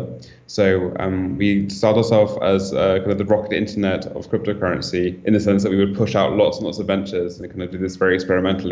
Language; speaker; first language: English; native; English